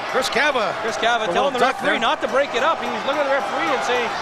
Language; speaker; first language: English; native; English